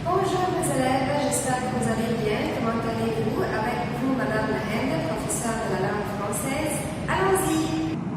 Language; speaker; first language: French; non-native, fluent; Arabic